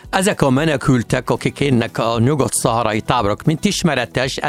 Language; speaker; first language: Hungarian; non-native, learner; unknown